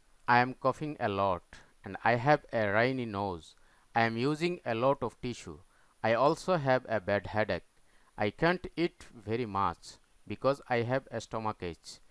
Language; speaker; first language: English; non-native, local second language; Bangla